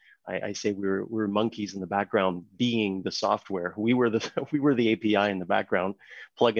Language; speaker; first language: English; non-native, fluent; French